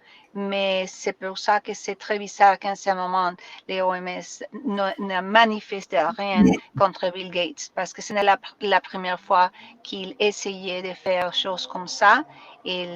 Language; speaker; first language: French; non-native, learner; Spanish